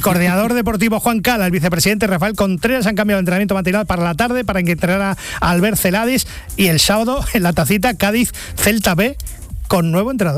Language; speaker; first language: Spanish; native; Spanish